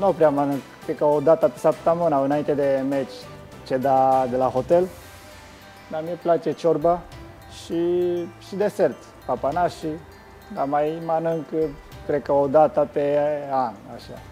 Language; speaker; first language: Romanian; non-native, fluent; Japanese